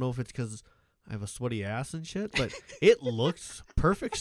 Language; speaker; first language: English; native; English